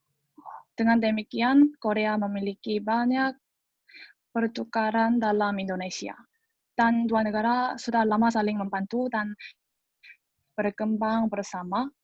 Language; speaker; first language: Indonesian; non-native, learner; Korean